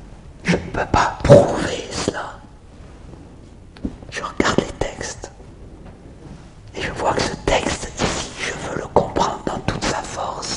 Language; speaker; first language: French; native; French